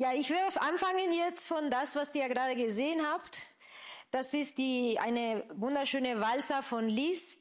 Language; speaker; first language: German; non-native, fluent; Spanish